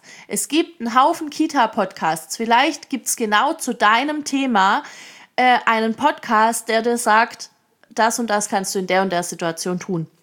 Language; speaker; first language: German; native; German